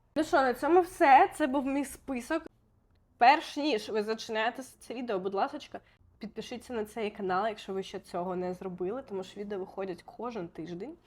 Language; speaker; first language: Ukrainian; non-native, local second language; Russian